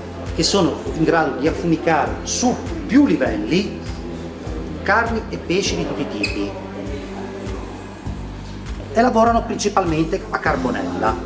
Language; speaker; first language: Italian; native; Italian